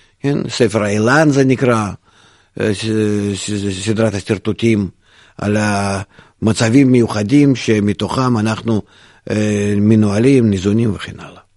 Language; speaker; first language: Hebrew; non-native, fluent; Russian